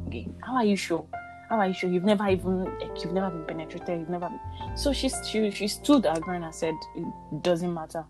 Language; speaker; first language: English; non-native, local second language; Yoruba